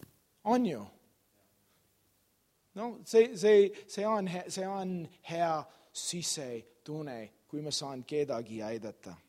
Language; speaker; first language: Estonian; non-native, learner; English